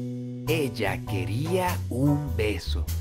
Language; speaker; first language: Spanish; non-native, fluent; English